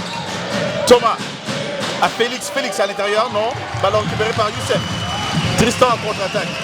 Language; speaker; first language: French; native; French